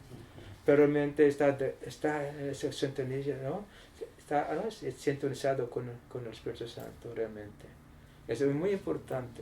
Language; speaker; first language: Spanish; non-native, learner; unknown